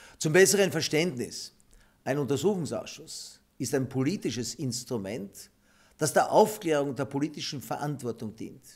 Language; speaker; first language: German; native; German